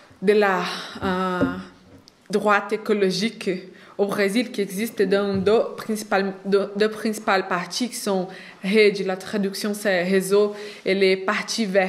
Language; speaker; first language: French; non-native, fluent; Portuguese